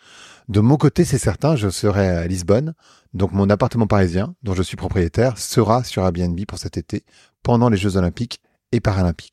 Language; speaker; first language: French; native; French